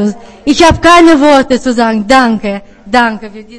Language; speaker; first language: German; non-native, learner; Spanish